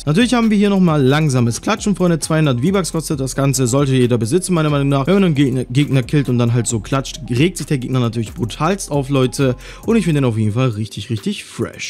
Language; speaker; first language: German; native; German